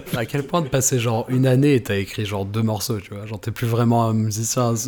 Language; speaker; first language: French; native; French